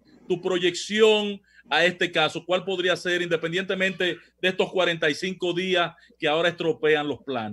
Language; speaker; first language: Spanish; native; Spanish